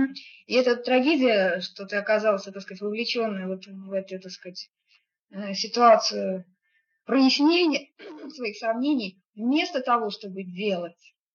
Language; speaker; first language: Russian; native; Russian